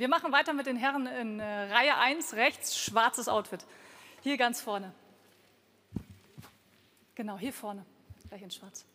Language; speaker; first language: German; native; German